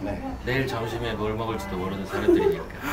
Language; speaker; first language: Korean; native; Korean